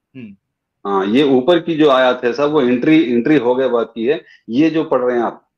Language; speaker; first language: Hindi; non-native, local second language; Urdu